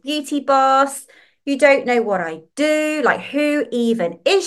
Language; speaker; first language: English; native; English